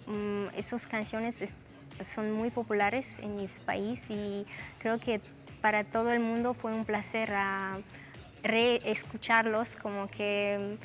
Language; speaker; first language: Spanish; non-native, fluent; Romanian